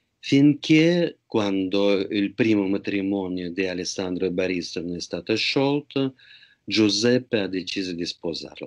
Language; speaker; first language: Italian; non-native, fluent; Russian